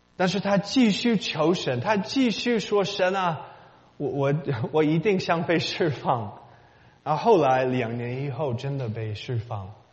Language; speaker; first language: Chinese; non-native, learner; English